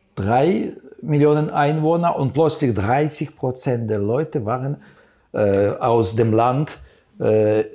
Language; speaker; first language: German; non-native, fluent; Ukrainian